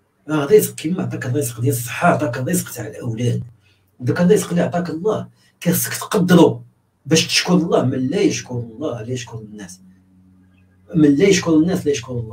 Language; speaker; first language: Arabic; native; Arabic